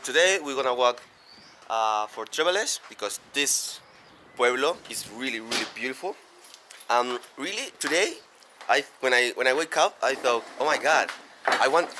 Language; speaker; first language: English; non-native, learner; Spanish